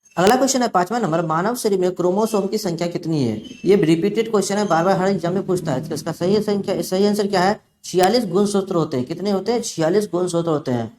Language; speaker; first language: Hindi; native; Hindi